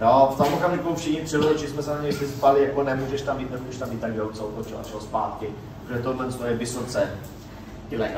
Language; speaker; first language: Czech; native; Czech